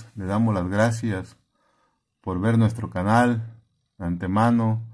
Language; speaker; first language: Spanish; native; Spanish